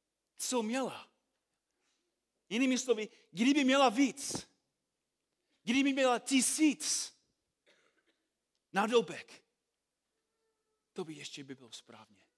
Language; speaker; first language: Czech; non-native, fluent; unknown